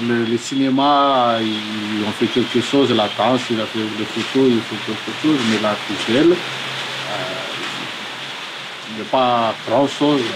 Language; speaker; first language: French; non-native, local second language; Malagasy